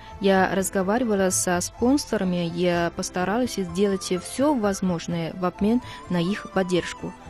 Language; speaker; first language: Russian; non-native, fluent; Chinese